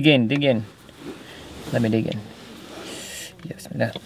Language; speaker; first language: French; non-native, local second language; Arabic